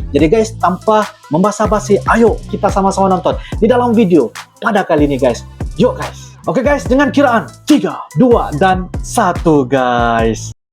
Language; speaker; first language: Malay; native; Malay